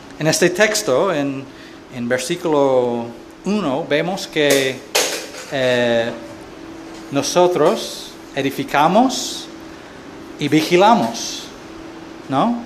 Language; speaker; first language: Spanish; non-native, fluent; English